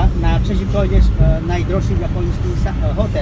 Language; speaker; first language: Polish; non-native, learner; Khmer